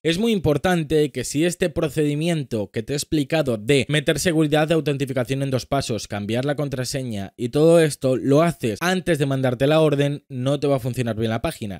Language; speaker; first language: Spanish; native; Spanish